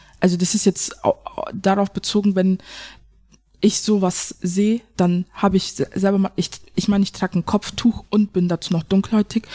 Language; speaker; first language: German; early bilingual, other home language; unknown